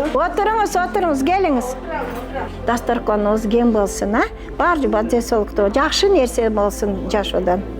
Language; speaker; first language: Kyrgyz; non-native, local second language; Russian